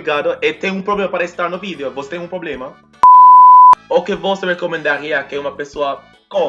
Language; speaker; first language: Portuguese; non-native, fluent; English